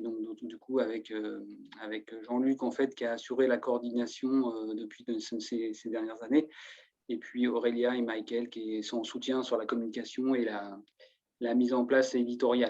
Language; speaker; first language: French; native; French